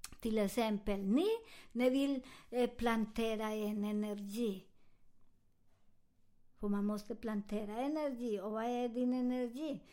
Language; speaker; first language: Swedish; non-native, learner; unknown